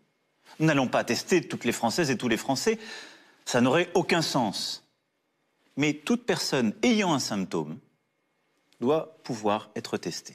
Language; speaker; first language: French; native; French